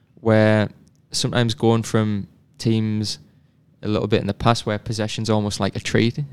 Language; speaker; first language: English; native; English